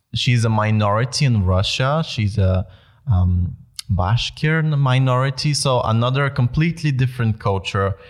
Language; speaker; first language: English; non-native, fluent; Bulgarian